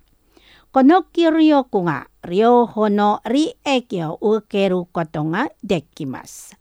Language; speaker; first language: Japanese; non-native, fluent; Indonesian